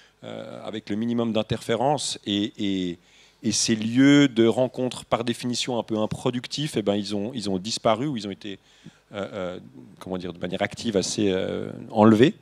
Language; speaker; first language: French; native; French